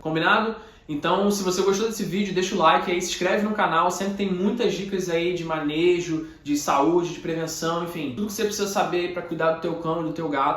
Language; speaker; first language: Portuguese; native; Portuguese